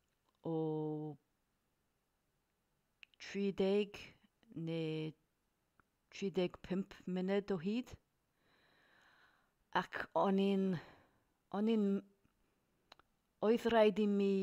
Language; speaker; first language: Welsh; non-native, learner; English